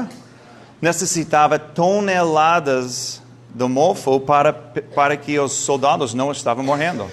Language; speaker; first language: Portuguese; non-native, fluent; English